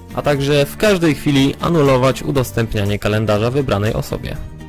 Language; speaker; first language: Polish; native; Polish